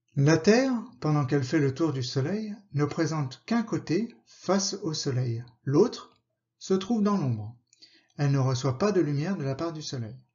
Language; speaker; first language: French; native; French